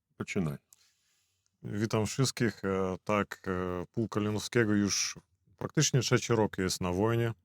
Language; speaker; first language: Polish; non-native, fluent; Belarusian